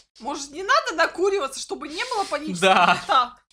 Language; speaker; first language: Russian; native; Russian